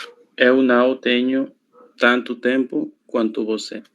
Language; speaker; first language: Portuguese; non-native, learner; Spanish